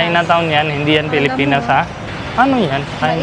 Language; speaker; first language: Filipino; non-native, learner; Punjabi